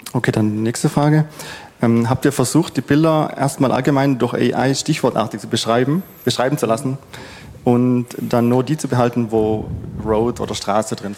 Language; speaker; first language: German; native; German